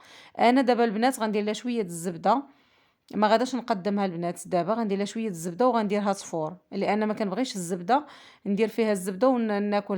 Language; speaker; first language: Arabic; native; Arabic